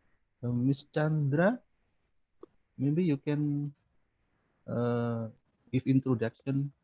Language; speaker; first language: English; non-native, learner; Indonesian